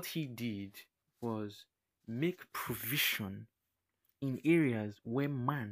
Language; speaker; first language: English; non-native, local second language; Yoruba